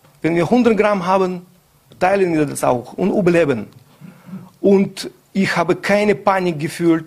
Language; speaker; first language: German; non-native, learner; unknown